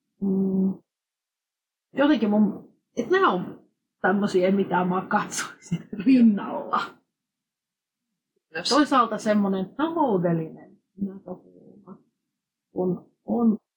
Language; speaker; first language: Finnish; non-native, fluent; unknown